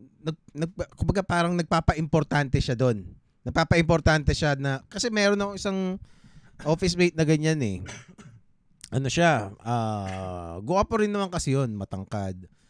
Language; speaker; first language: Filipino; native; Filipino